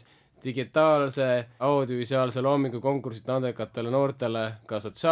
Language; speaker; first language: Estonian; native; Estonian